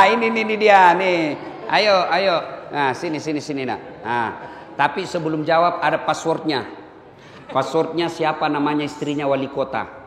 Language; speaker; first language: Indonesian; native; Indonesian